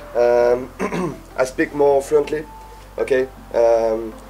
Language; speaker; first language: English; non-native, learner; French